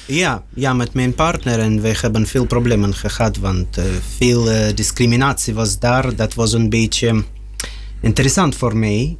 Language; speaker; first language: Dutch; non-native, learner; Russian